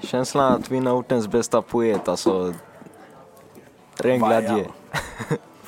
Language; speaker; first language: Swedish; early bilingual, other home language; Finnish